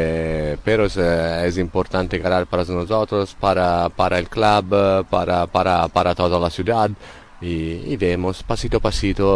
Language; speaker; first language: Spanish; non-native, learner; Italian